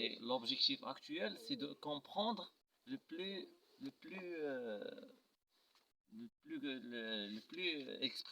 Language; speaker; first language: French; non-native, local second language; Arabic